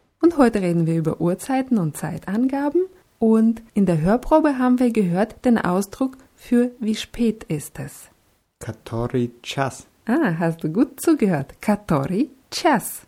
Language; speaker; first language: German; non-native, fluent; Russian